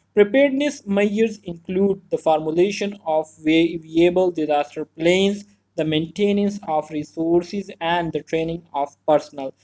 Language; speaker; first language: English; non-native, local second language; Urdu